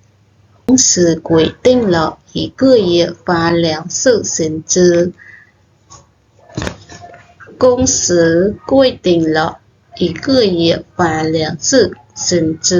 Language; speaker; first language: Chinese; non-native, fluent; Khmer